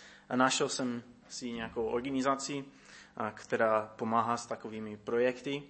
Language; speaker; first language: Czech; non-native, fluent; English